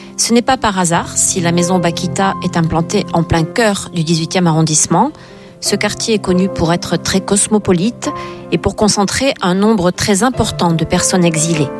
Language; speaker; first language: French; native; French